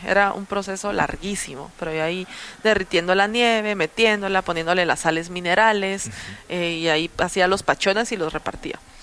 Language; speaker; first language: Spanish; native; Spanish